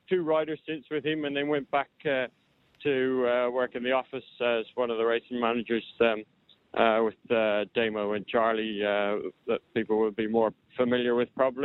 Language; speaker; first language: English; native; English